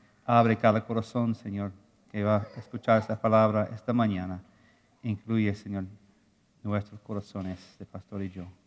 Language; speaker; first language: Spanish; non-native, fluent; English